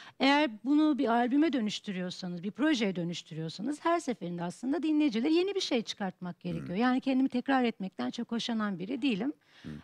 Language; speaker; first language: Turkish; early bilingual, heritage; Turkish